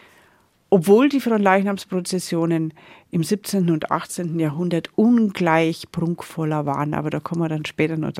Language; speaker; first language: German; native; German